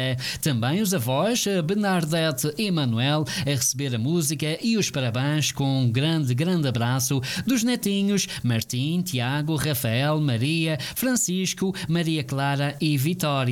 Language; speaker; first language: Portuguese; native; Portuguese